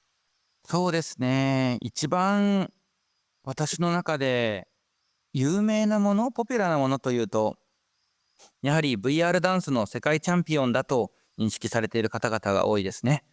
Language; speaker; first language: Japanese; native; Japanese